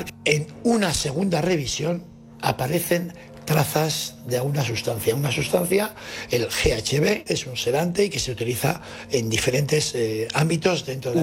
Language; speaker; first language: Spanish; native; Spanish